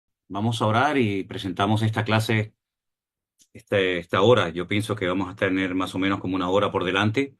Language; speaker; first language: Spanish; native; Spanish